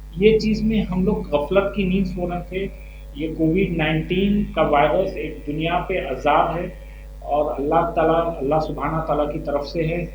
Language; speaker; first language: Hindi; non-native, local second language; Urdu